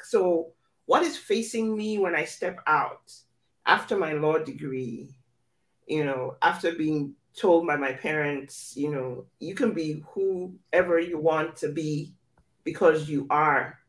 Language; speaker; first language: English; non-native, local second language; Yoruba